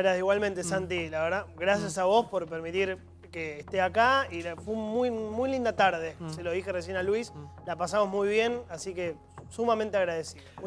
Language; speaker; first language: Spanish; native; Spanish